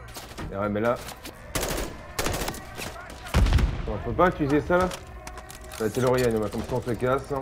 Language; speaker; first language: French; native; French